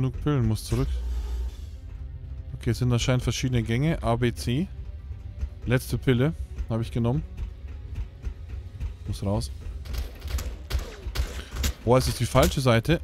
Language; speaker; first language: German; native; German